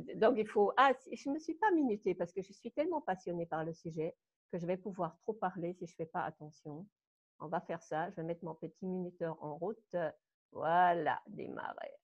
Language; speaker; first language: French; non-native, fluent; German